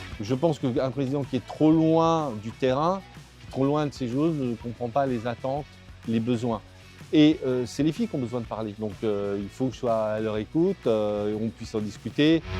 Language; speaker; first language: French; native; French